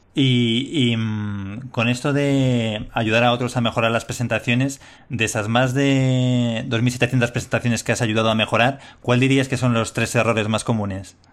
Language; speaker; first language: Spanish; native; Spanish